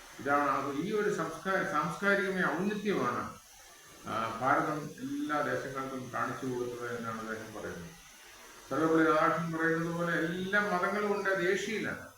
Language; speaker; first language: Malayalam; native; Malayalam